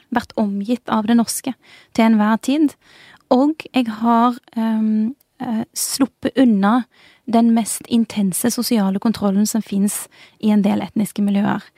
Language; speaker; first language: Norwegian; early bilingual, other home language; Urdu